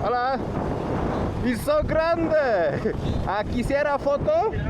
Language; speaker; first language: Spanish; non-native, learner; Polish